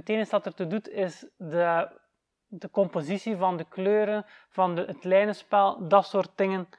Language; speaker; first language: Dutch; native; Dutch